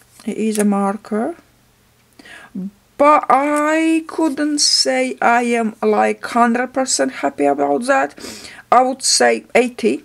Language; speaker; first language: English; non-native, fluent; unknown